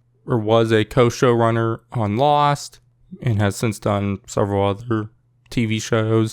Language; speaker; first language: English; native; English